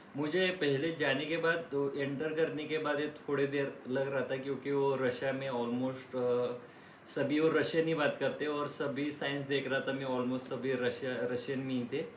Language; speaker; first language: Hindi; non-native, local second language; Marathi